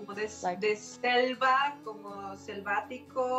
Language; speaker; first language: Spanish; native; Spanish